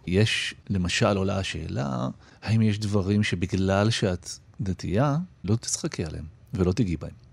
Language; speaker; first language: Hebrew; native; Hebrew